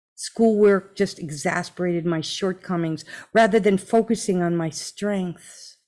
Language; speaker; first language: English; native; English